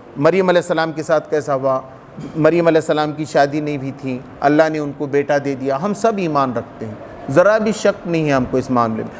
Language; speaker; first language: Urdu; native; Urdu